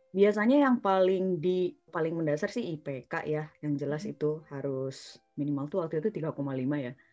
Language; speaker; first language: Indonesian; native; Indonesian